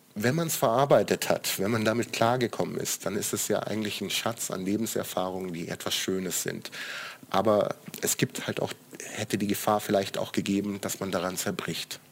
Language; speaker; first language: German; early bilingual, other home language; Croatian